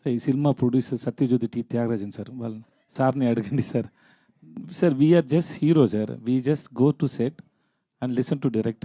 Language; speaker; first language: Telugu; non-native, learner; Tamil